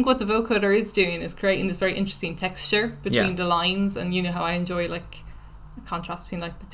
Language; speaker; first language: English; native; English